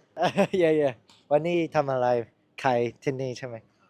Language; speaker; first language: Thai; non-native, learner; Cantonese